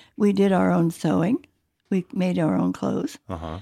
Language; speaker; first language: English; native; English